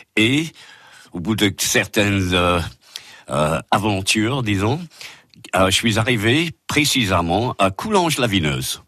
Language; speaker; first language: French; non-native, fluent; English